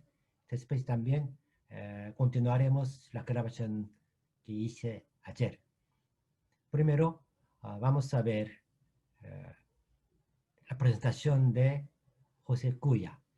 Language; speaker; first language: Spanish; non-native, fluent; Korean